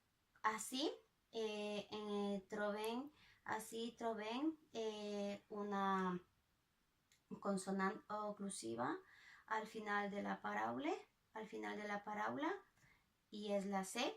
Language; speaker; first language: Catalan; non-native, local second language; Spanish